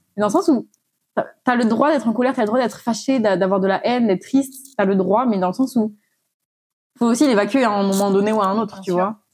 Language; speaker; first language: French; non-native, local second language; Malagasy